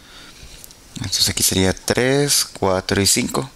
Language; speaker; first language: Spanish; native; Spanish